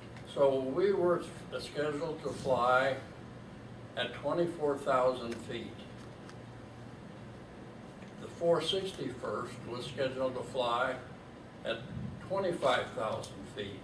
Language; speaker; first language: English; native; English